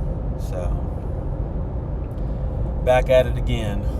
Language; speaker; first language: English; native; English